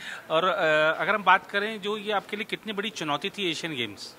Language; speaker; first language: Hindi; native; Hindi